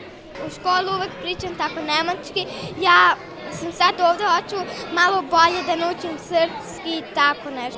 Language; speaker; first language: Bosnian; early bilingual, heritage; Bosnian